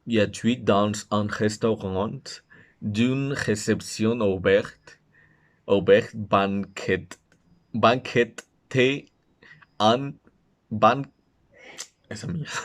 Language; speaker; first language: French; non-native, learner; Spanish